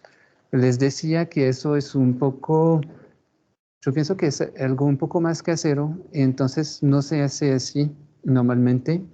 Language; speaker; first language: Spanish; non-native, fluent; French